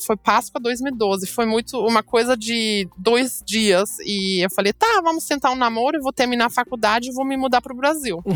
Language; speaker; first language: Portuguese; non-native, fluent; German